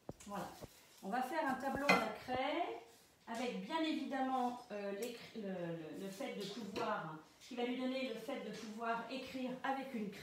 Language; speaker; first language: French; native; French